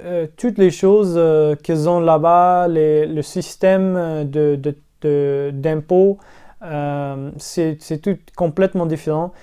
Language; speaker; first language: French; non-native, local second language; English